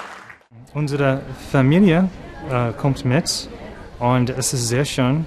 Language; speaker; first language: German; non-native, learner; English